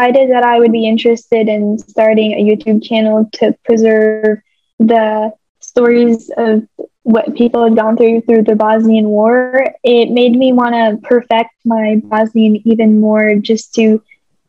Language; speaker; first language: English; early bilingual, other home language; Bosnian